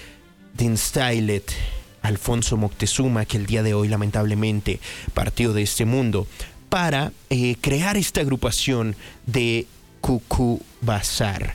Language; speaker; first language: Spanish; native; Spanish